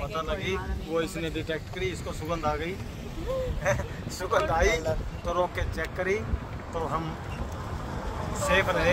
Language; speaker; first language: Hindi; native; Hindi